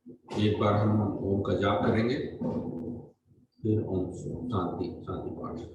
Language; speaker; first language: Hindi; native; Hindi